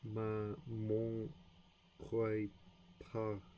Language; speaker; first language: French; non-native, learner; English